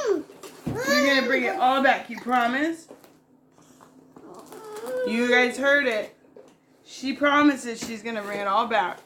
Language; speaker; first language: English; native; English